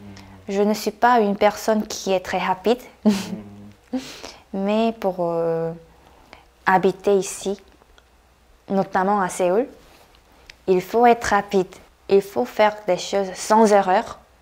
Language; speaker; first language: French; non-native, fluent; Korean